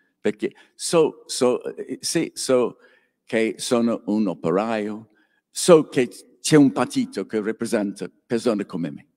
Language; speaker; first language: Italian; non-native, learner; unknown